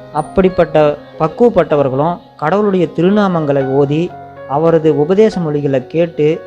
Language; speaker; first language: Tamil; native; Tamil